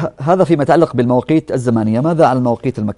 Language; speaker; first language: Arabic; native; Arabic